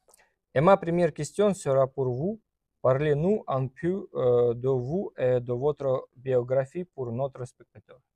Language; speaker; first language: French; non-native, learner; Russian